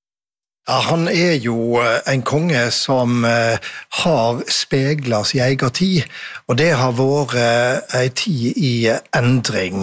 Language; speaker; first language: Norwegian; native; Norwegian